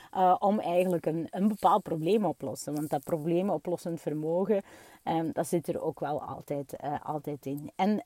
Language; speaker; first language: Dutch; early bilingual, other home language; Russian